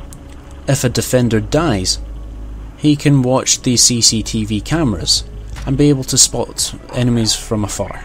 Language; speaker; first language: English; native; English